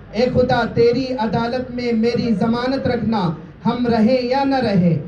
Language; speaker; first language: Urdu; native; Urdu